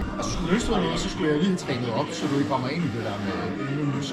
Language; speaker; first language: Danish; native; Danish